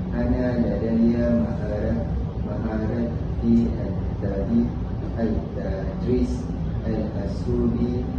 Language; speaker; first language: Arabic; non-native, learner; Malay